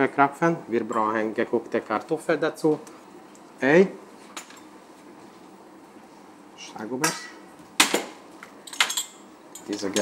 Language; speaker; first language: German; non-native, learner; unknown